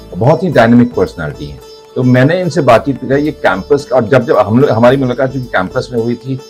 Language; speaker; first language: Hindi; native; Hindi